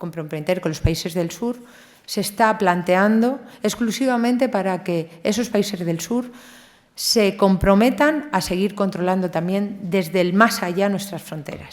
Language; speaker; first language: Spanish; native; Spanish